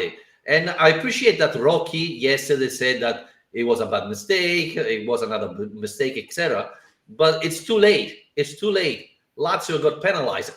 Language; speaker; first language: English; non-native, fluent; Italian